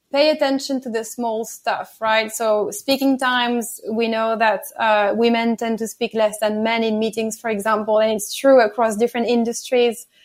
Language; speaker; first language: English; non-native, fluent; French